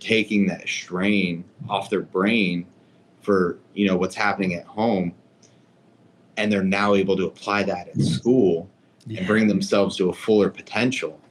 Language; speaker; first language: English; native; English